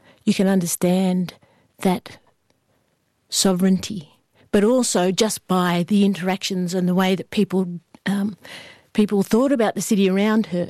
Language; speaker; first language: English; native; English